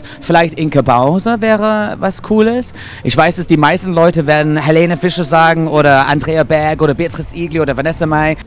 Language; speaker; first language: German; non-native, fluent; English